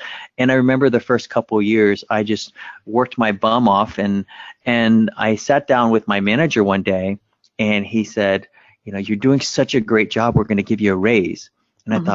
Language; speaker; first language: English; early bilingual, other home language; Vietnamese